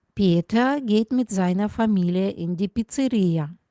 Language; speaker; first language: German; non-native, fluent; Russian